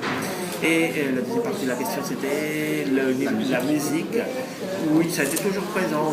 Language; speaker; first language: French; non-native, fluent; Spanish